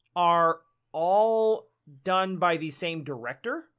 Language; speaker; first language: English; native; English